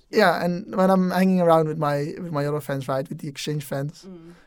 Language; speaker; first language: English; non-native, fluent; Dutch